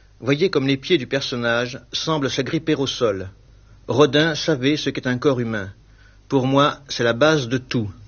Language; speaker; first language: French; native; French